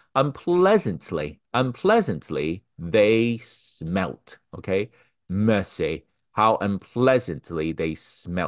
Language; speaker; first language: English; non-native, local second language; Cantonese